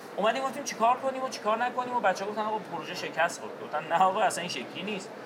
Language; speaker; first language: Persian; non-native, local second language; Azerbaijani